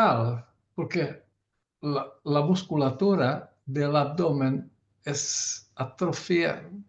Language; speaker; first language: Spanish; non-native, learner; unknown